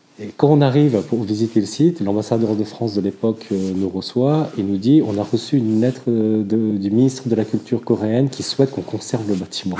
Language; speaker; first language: French; early bilingual, other home language; Korean